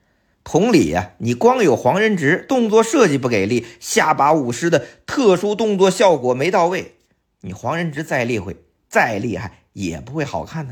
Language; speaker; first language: Chinese; native; Chinese